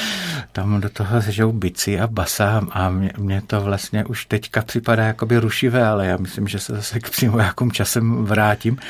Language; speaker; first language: Czech; native; Czech